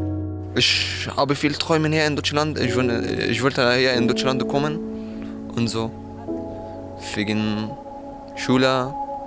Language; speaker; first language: German; non-native, learner; Arabic